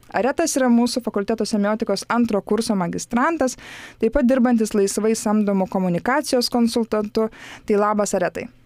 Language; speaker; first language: Lithuanian; native; Lithuanian